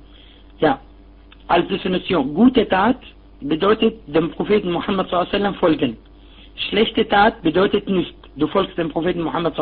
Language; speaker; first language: German; non-native, fluent; Arabic